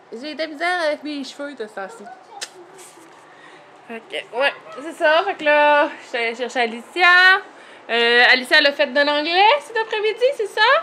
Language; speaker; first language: French; native; French